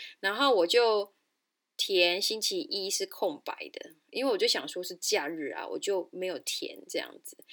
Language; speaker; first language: Chinese; native; Chinese